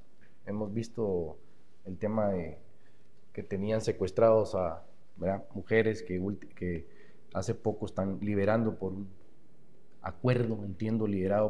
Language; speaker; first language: Spanish; native; Spanish